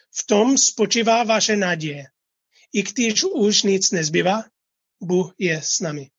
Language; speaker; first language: Czech; non-native, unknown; English